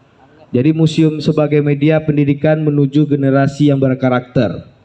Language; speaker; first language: Indonesian; native; Indonesian